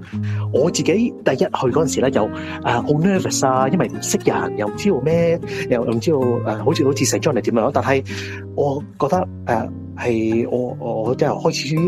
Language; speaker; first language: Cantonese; early bilingual, heritage; Cantonese